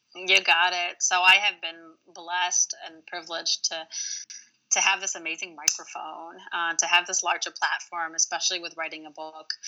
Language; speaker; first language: English; early bilingual, other home language; Arabic